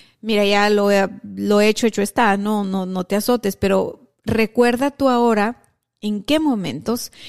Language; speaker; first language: Spanish; native; Spanish